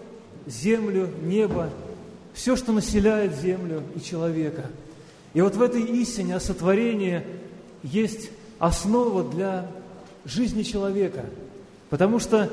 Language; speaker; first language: Russian; native; Russian